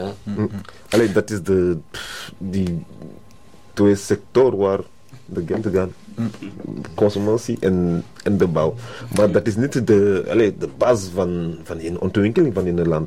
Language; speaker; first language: Dutch; non-native, learner; French